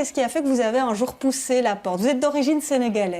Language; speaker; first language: French; native; French